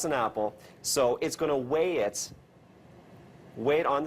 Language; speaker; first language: English; native; English